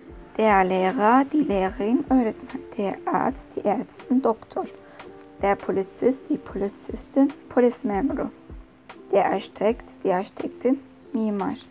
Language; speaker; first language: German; non-native, fluent; Turkish